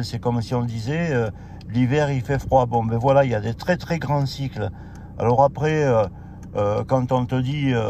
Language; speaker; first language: French; native; French